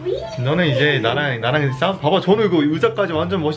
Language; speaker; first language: Korean; native; Korean